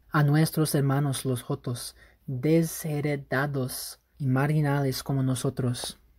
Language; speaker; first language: Spanish; non-native, fluent; English